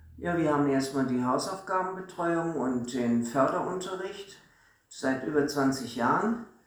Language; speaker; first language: German; native; German